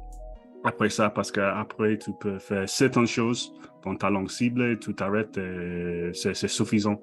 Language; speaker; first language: French; non-native, fluent; English